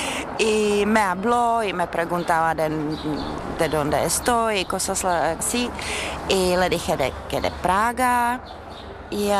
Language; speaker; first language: Spanish; non-native, fluent; Czech